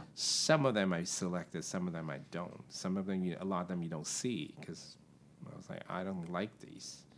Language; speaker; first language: English; non-native, local second language; Cantonese